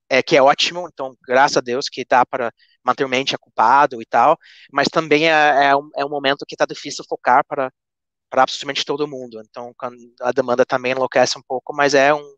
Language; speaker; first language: Portuguese; non-native, fluent; English